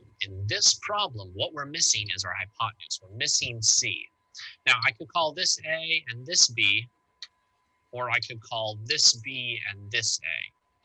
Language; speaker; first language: English; native; English